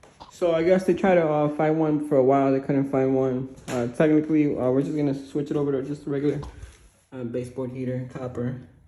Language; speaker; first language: English; early bilingual, other home language; Spanish